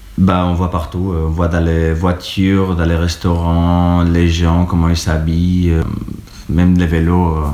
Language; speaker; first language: French; non-native, fluent; Spanish